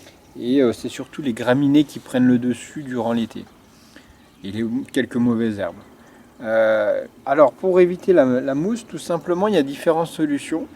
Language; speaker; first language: French; native; French